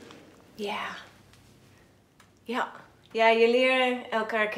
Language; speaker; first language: Dutch; non-native, fluent; English